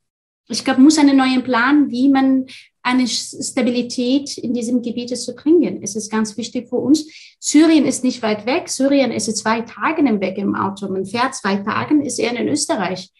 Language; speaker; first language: German; non-native, fluent; Arabic